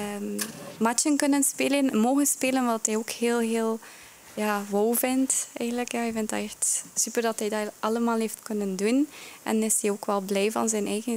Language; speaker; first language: Dutch; early bilingual, other home language; Japanese